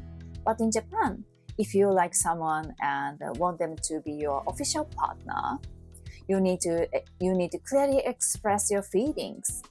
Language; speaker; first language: English; non-native, fluent; Japanese